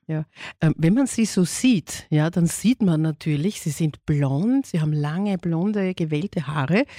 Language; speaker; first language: German; native; German